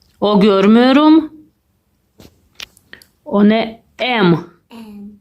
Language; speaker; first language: Turkish; non-native, learner; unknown